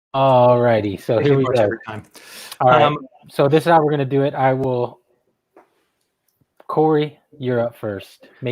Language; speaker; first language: English; native; English